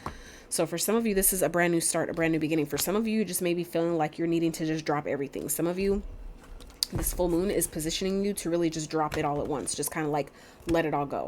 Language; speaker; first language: English; native; English